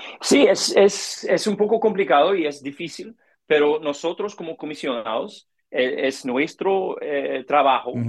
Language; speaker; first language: Spanish; non-native, learner; English